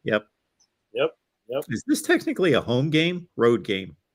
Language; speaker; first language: English; native; English